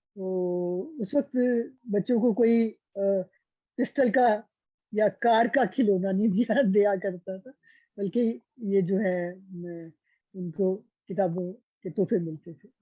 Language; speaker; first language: Urdu; native; Urdu